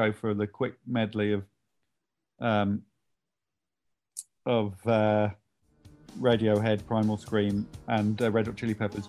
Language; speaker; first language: English; native; English